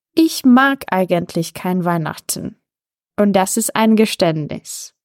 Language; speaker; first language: German; non-native, fluent; Czech